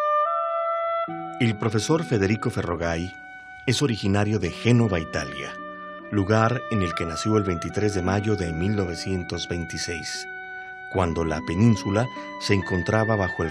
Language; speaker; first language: Spanish; native; Spanish